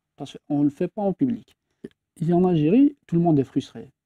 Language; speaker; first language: French; non-native, local second language; Kabyle